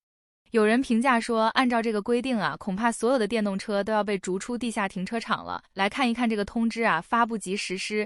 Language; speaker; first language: Chinese; native; Chinese